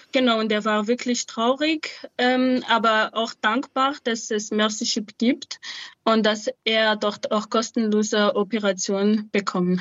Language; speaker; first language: German; non-native, fluent; Malagasy